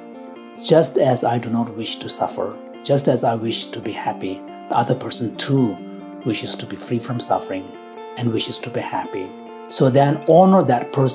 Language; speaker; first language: English; non-native, local second language; Tibetan